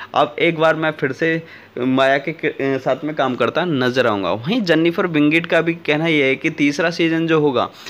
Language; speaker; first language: Hindi; native; Hindi